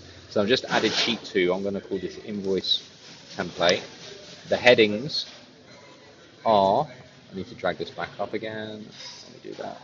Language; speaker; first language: English; native; English